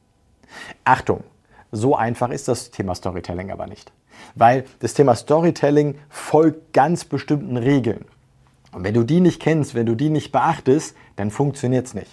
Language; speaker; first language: German; native; German